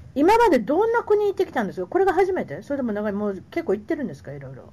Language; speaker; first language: Japanese; native; Japanese